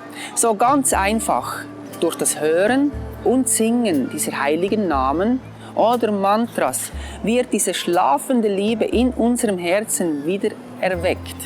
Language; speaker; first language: German; non-native, fluent; English